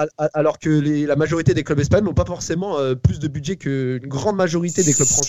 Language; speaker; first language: French; native; French